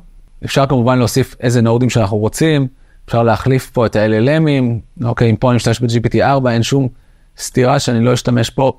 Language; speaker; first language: Hebrew; native; Hebrew